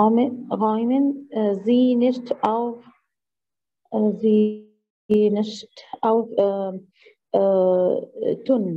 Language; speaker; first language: German; non-native, learner; Arabic